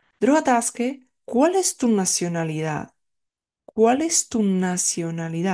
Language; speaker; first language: Spanish; non-native, fluent; Czech